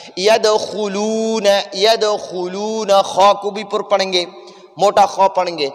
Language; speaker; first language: Urdu; non-native, local second language; Pashto